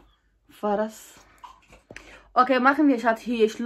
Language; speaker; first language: German; non-native, learner; Somali